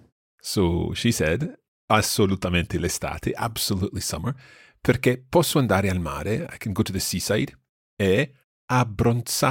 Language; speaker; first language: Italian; non-native, fluent; English